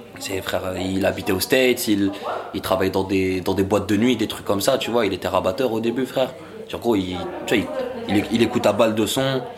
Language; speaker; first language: French; non-native, local second language; Arabic